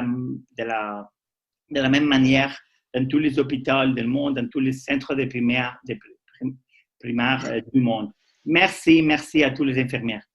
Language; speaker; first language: French; non-native, learner; Spanish